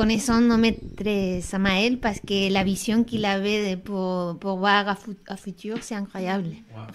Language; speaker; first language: French; non-native, fluent; Spanish